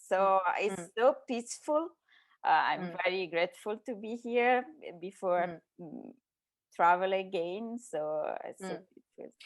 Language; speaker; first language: English; non-native, learner; Italian